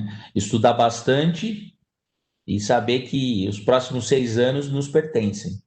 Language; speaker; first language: Portuguese; native; Portuguese